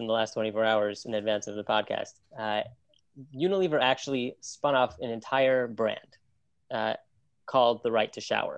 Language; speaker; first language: English; native; English